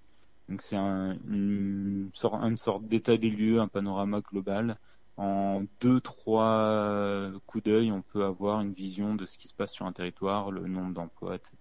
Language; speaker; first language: French; native; French